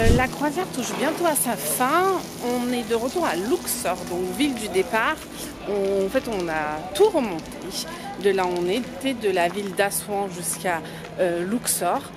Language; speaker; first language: French; native; French